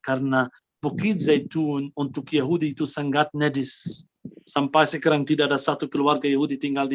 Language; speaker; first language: Indonesian; non-native, fluent; Arabic